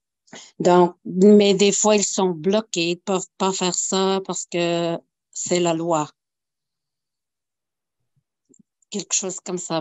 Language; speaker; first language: French; non-native, local second language; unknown